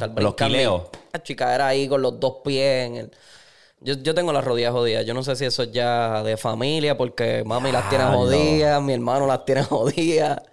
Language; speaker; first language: Spanish; native; Spanish